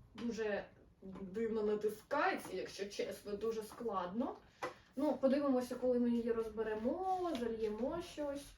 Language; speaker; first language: Ukrainian; non-native, local second language; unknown